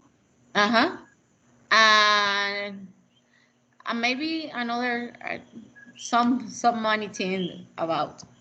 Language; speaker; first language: English; non-native, learner; Spanish